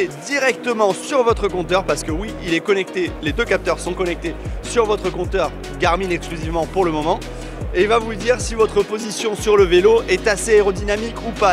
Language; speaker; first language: French; native; French